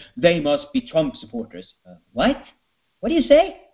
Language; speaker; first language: English; non-native, fluent; Swedish